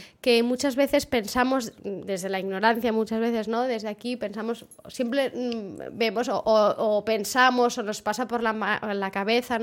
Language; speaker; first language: Spanish; non-native, local second language; Catalan